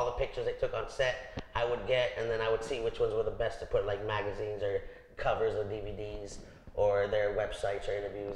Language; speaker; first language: English; native; English